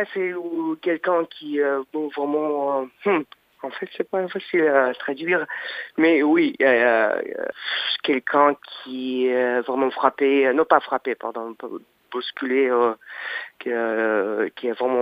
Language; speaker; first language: French; non-native, learner; Russian